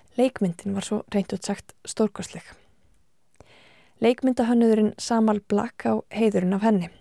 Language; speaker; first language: Icelandic; native; Icelandic